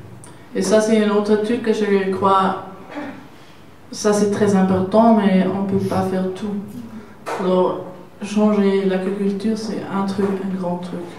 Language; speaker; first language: French; non-native, learner; German